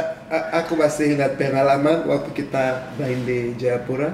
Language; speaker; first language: Indonesian; non-native, fluent; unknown